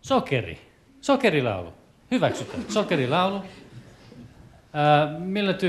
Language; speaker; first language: Finnish; native; Finnish